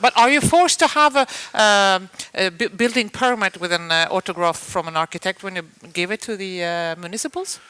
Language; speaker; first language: English; non-native, fluent; Swedish